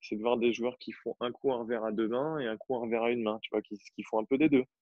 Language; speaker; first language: French; native; French